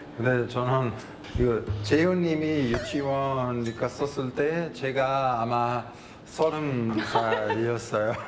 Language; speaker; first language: Korean; non-native, fluent; Italian